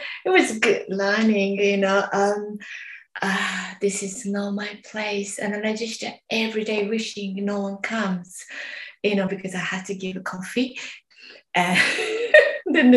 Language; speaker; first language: English; non-native, learner; Japanese